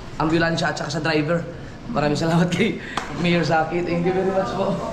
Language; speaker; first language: Filipino; native; Filipino